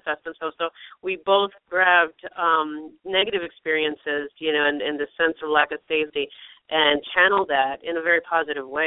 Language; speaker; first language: English; native; English